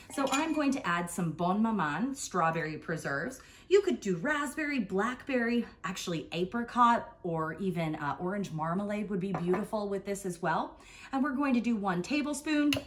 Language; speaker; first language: English; native; English